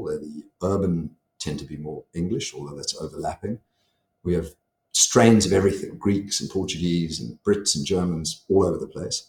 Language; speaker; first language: English; native; English